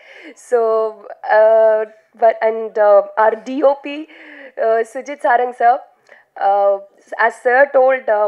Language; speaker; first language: Tamil; non-native, learner; Telugu